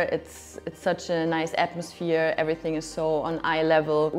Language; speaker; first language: English; non-native, fluent; German